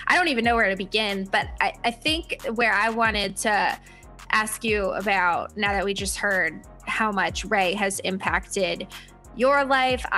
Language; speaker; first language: English; native; English